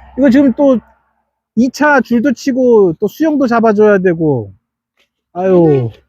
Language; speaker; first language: Korean; native; Korean